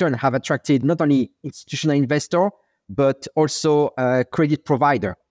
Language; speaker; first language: English; non-native, fluent; French